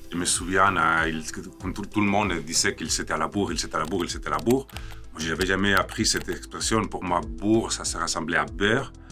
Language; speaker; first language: French; non-native, fluent; Spanish